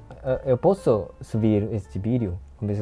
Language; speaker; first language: Portuguese; non-native, learner; Japanese